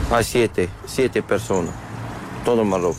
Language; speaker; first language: Spanish; non-native, learner; Arabic